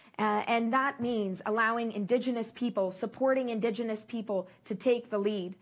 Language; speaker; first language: English; early bilingual, other home language; French